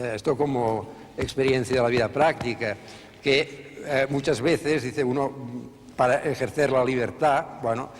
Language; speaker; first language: Spanish; non-native, local second language; Catalan